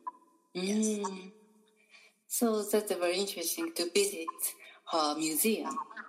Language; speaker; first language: English; non-native, learner; Japanese